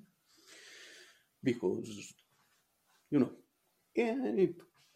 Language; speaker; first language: English; non-native, fluent; Italian